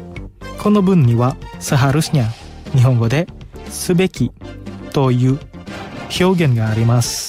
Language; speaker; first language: Japanese; non-native, fluent; Indonesian